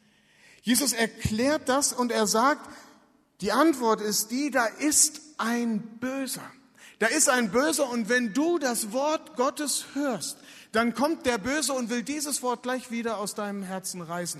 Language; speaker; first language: German; native; German